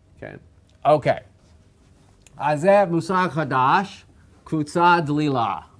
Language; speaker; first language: Hebrew; non-native, fluent; English